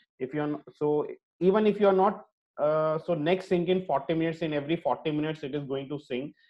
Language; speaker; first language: English; non-native, local second language; Hindi